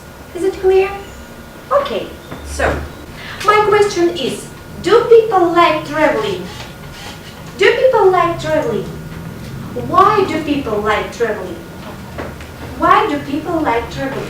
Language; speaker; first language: English; non-native, fluent; Russian